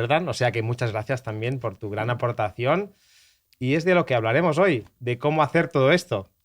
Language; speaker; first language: Spanish; native; Spanish